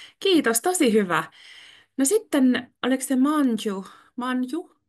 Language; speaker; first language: Finnish; native; Finnish